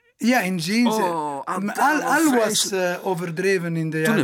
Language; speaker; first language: Dutch; non-native, local second language; Italian